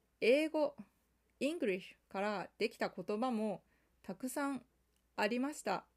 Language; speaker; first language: Japanese; non-native, fluent; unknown